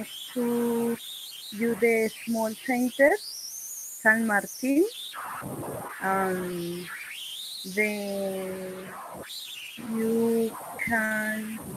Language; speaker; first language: English; non-native, learner; Spanish